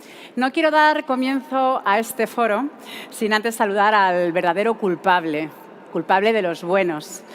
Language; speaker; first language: Spanish; native; Spanish